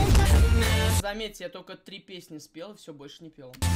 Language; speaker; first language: Russian; native; Russian